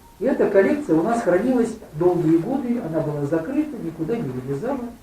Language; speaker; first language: Russian; native; Russian